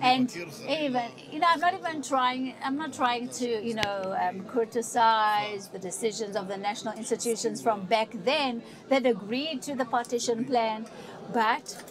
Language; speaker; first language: English; non-native, fluent; Hebrew